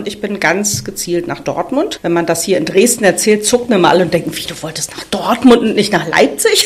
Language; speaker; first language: German; native; German